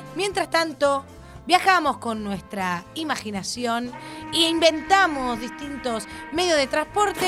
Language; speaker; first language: Spanish; native; Spanish